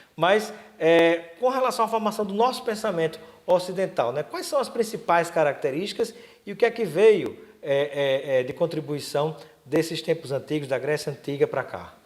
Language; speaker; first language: Portuguese; native; Portuguese